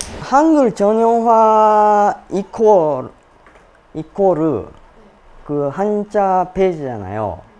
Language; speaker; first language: Korean; non-native, learner; Japanese